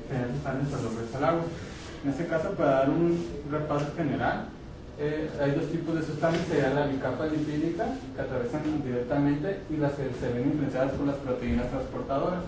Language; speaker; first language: Spanish; native; Spanish